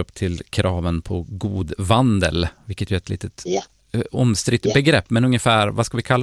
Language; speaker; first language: Swedish; native; Swedish